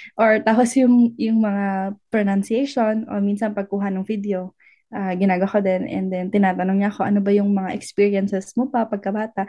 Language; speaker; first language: Filipino; native; Filipino